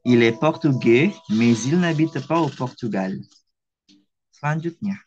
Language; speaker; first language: French; non-native, fluent; Indonesian